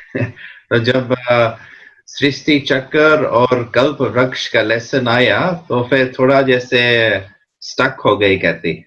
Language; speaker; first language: Hindi; native; Hindi